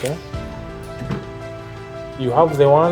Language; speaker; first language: English; non-native, local second language; Swahili